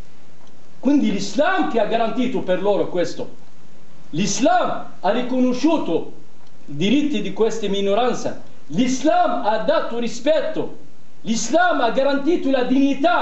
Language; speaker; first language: Italian; non-native, fluent; Arabic